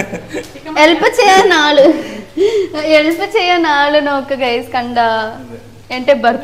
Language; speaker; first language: Malayalam; non-native, learner; Tamil